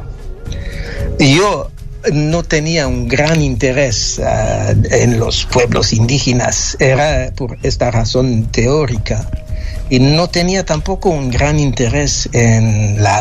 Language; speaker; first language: Spanish; non-native, fluent; French